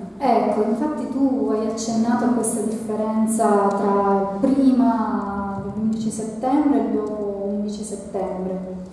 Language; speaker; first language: Italian; native; Italian